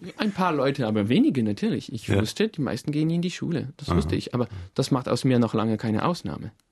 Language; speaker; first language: German; non-native, fluent; French